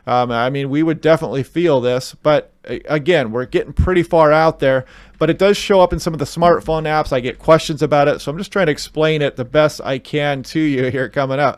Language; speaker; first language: English; native; English